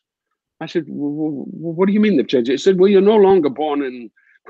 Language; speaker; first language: English; native; English